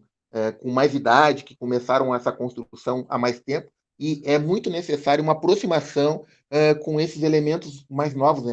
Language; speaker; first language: Portuguese; native; Portuguese